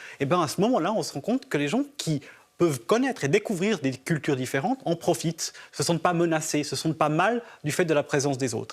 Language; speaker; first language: French; native; French